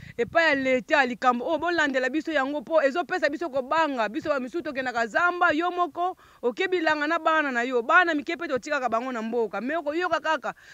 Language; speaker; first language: Lingala; non-native, local second language; Kongo